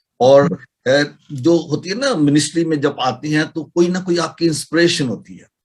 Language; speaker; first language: Urdu; native; Urdu